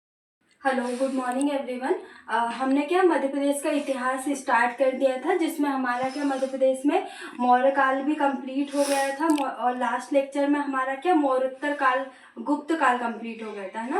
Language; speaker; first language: Hindi; native; Hindi